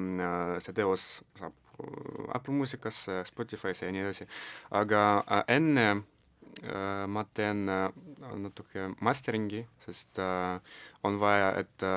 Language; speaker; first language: Estonian; non-native, local second language; Russian